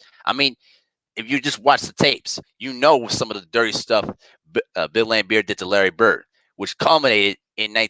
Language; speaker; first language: English; native; English